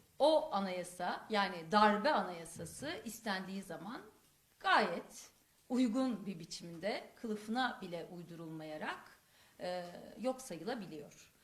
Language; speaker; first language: Turkish; non-native, local second language; Kurdish